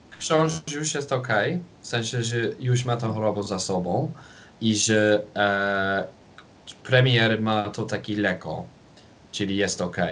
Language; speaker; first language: Polish; non-native, fluent; English